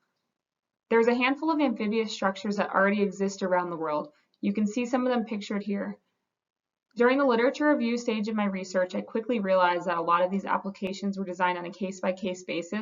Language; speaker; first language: English; native; English